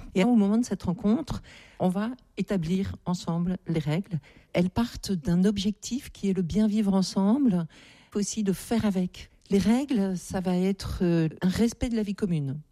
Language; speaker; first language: French; native; French